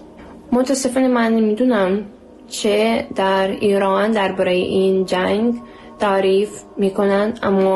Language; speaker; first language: Persian; non-native, learner; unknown